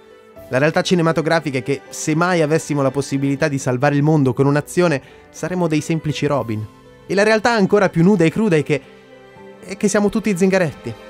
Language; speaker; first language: Italian; native; Italian